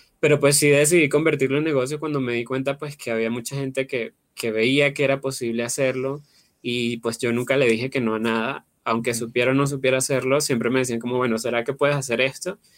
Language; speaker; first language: Spanish; native; Spanish